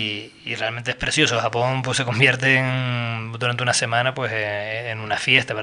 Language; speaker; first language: Spanish; native; Spanish